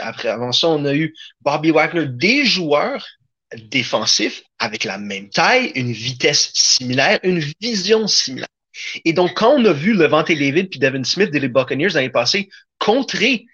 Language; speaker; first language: French; native; French